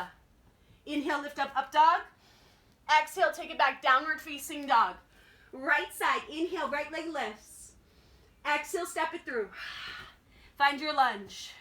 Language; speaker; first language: English; native; English